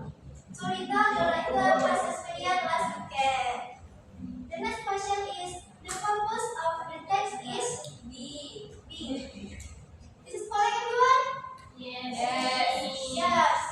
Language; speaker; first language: English; non-native, learner; Indonesian